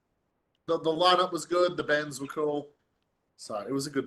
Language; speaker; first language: English; native; English